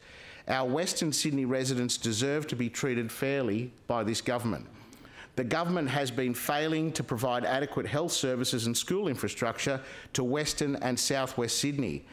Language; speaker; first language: English; native; English